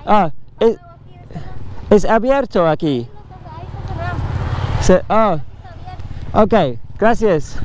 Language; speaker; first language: Spanish; non-native, learner; English